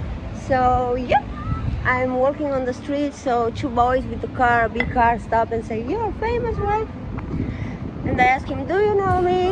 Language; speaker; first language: English; non-native, fluent; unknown